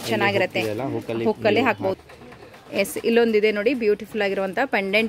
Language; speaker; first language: Kannada; native; Kannada